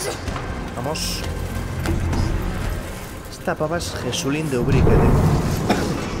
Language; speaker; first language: Spanish; native; Spanish